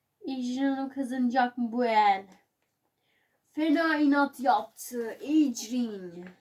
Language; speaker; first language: Turkish; native; Turkish